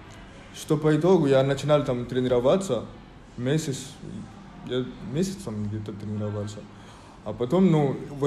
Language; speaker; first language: Russian; non-native, fluent; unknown